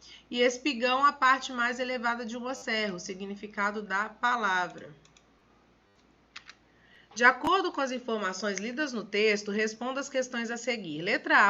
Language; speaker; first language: Portuguese; native; Portuguese